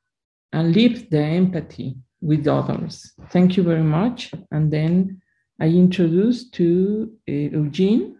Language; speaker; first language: English; non-native, learner; Spanish